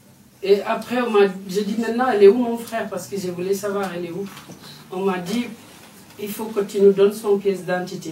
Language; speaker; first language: French; non-native, fluent; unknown